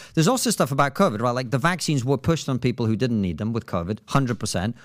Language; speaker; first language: English; non-native, fluent; Russian